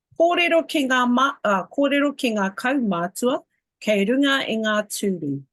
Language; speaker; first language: Māori; non-native, local second language; English